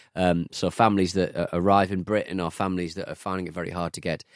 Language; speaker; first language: English; native; English